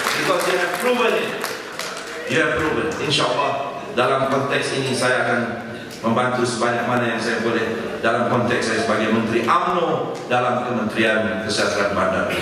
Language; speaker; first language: Malay; non-native, local second language; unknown